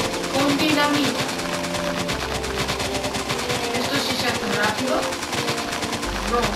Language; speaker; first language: Spanish; native; Spanish